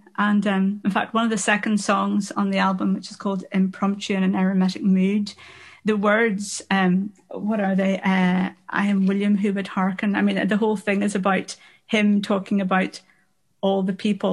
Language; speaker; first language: English; native; English